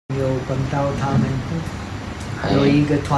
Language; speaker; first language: Chinese; non-native, fluent; Czech